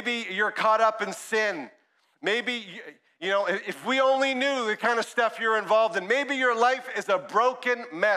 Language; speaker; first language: English; native; English